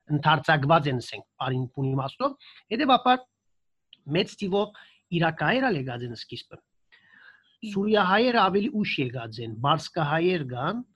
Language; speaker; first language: Armenian; early bilingual, heritage; Armenian